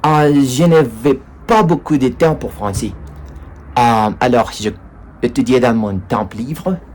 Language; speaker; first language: French; non-native, learner; Spanish